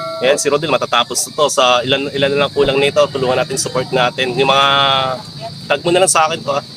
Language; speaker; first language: Filipino; non-native, local second language; Iloko